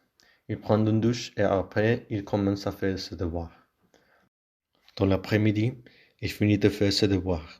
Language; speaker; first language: French; non-native, learner; Spanish